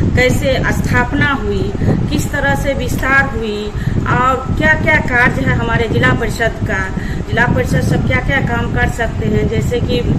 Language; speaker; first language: Hindi; native; Hindi